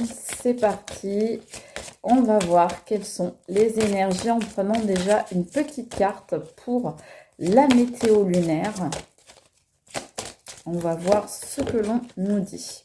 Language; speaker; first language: French; native; French